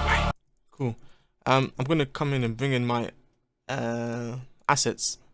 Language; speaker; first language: English; native; English